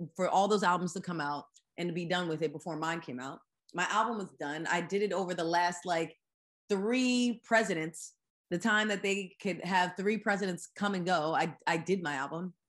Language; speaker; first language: English; native; English